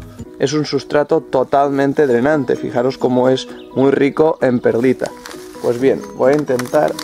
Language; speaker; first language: Spanish; native; Spanish